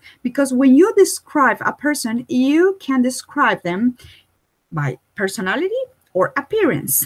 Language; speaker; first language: English; non-native, fluent; Spanish